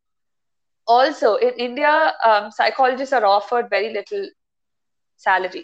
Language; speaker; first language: English; non-native, local second language; Tamil